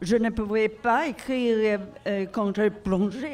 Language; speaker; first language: French; non-native, learner; Swedish